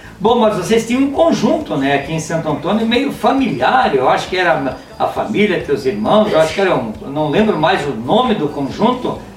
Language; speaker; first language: Portuguese; native; Portuguese